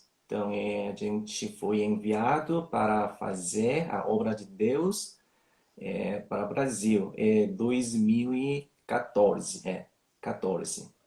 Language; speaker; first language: Portuguese; non-native, learner; Korean